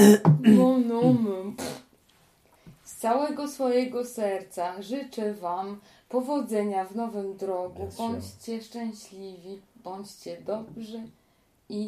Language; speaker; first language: Polish; non-native, learner; French